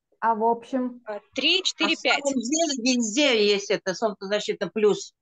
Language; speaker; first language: Russian; non-native, learner; Korean